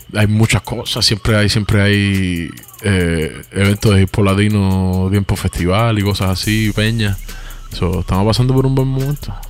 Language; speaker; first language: Spanish; native; Spanish